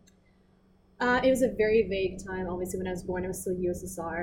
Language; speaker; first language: English; non-native, fluent; Russian